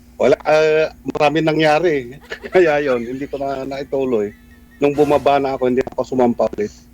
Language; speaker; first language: Filipino; non-native, local second language; Iloko